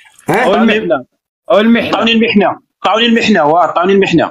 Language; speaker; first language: Arabic; native; Arabic